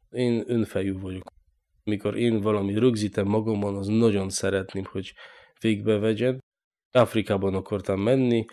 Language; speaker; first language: Hungarian; non-native, learner; Polish